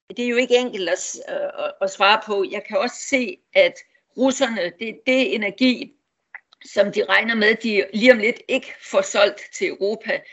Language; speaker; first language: Danish; native; Danish